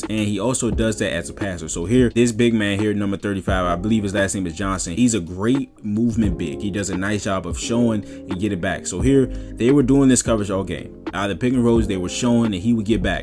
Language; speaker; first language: English; native; English